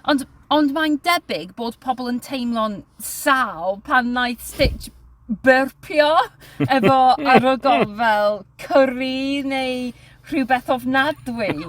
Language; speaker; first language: Welsh; non-native, learner; English